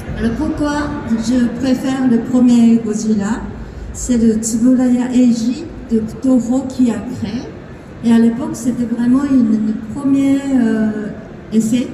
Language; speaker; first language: French; non-native, fluent; Japanese